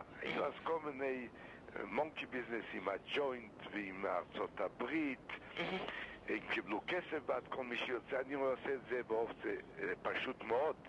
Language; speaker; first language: Hebrew; non-native, fluent; Lithuanian